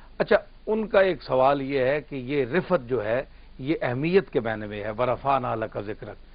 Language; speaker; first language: Urdu; non-native, local second language; Punjabi